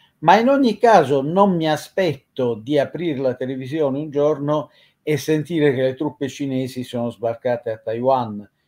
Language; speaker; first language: Italian; native; Italian